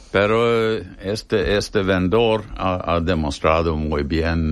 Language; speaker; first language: Spanish; non-native, fluent; Swedish